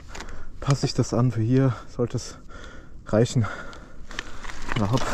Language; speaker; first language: German; native; German